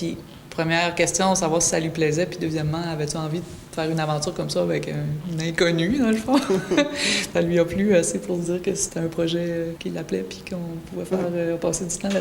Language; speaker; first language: French; native; French